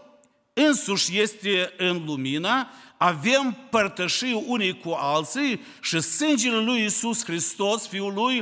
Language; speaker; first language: Romanian; non-native, local second language; Ukrainian